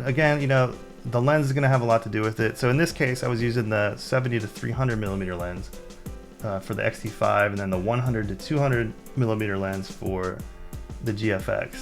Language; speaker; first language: English; native; English